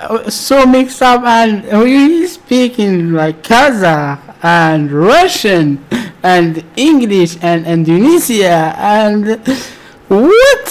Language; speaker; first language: English; non-native, learner; Arabic